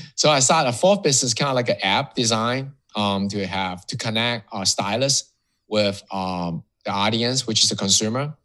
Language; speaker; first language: English; non-native, local second language; Cantonese